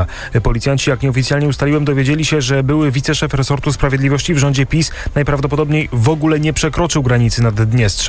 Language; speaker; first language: Polish; native; Polish